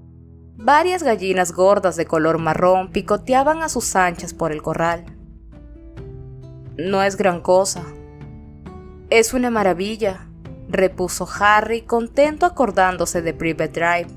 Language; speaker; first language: Spanish; native; Spanish